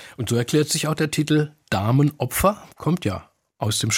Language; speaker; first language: German; native; German